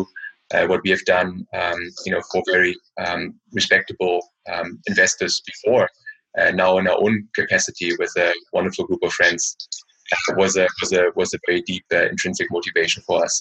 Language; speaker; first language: English; non-native, fluent; German